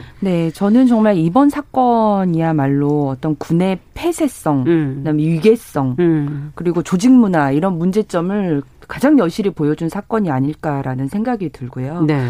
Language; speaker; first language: Korean; native; Korean